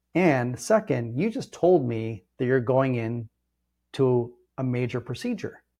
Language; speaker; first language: English; native; English